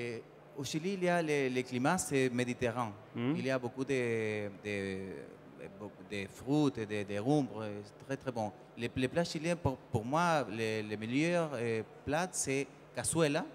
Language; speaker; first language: French; non-native, learner; Spanish